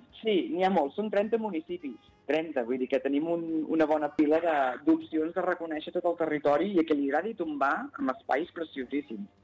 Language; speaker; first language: Catalan; native; Catalan